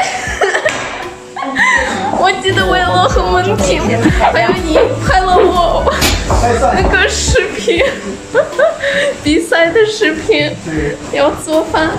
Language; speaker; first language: Chinese; non-native, fluent; Russian